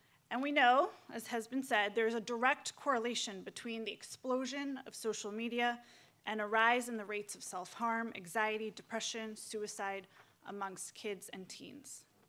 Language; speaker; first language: English; native; English